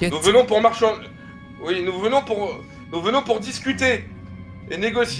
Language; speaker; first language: French; native; French